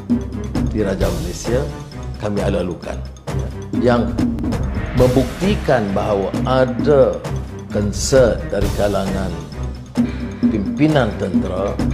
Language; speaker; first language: Malay; native; Malay